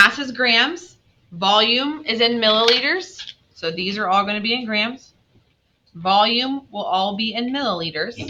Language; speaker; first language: English; native; English